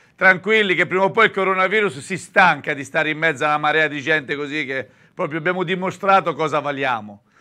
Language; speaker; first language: Italian; native; Italian